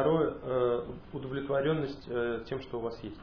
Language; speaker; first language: Russian; native; Russian